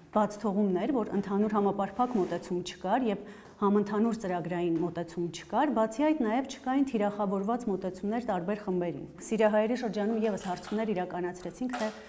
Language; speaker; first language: Armenian; native; Armenian